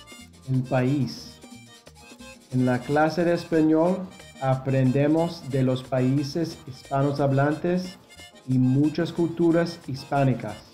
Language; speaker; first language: Spanish; non-native, fluent; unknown